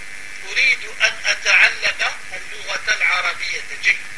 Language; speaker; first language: Arabic; non-native, fluent; French